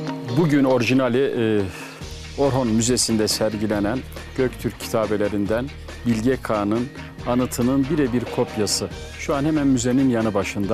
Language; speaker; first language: Turkish; native; Turkish